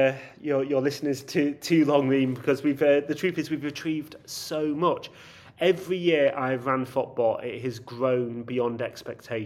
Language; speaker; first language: English; native; English